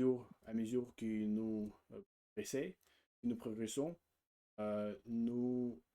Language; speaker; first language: French; non-native, learner; Russian